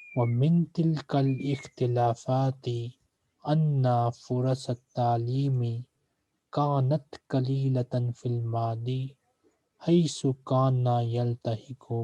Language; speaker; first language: Arabic; non-native, fluent; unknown